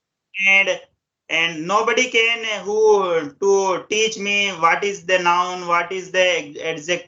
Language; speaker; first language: English; non-native, local second language; Hindi